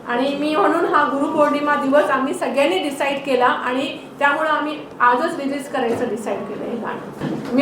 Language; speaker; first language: Marathi; non-native, fluent; Punjabi